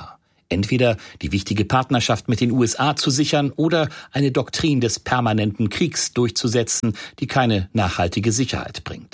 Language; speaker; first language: German; native; German